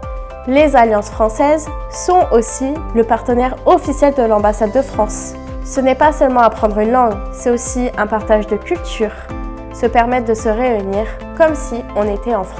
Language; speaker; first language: French; native; French